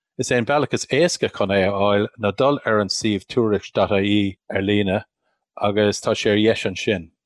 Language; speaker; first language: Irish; non-native, local second language; English